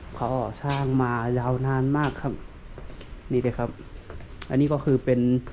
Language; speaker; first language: Thai; native; Thai